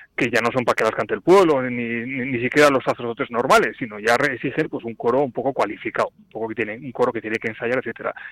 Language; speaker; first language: Spanish; native; Spanish